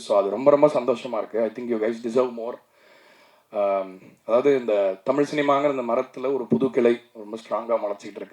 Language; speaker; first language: Tamil; native; Tamil